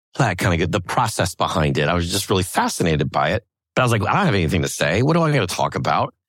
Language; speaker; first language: English; native; English